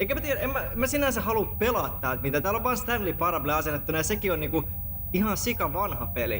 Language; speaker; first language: Finnish; native; Finnish